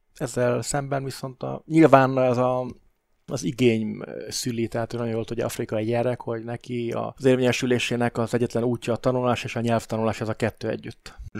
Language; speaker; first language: Hungarian; native; Hungarian